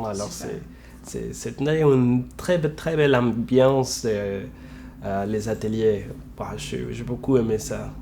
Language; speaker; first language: French; non-native, fluent; Spanish